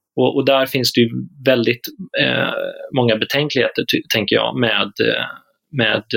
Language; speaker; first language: Swedish; native; Swedish